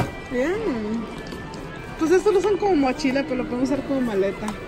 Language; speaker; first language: Spanish; early bilingual, heritage; Spanish